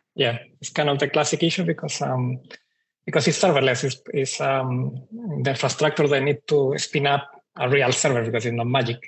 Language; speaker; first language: English; non-native, fluent; Spanish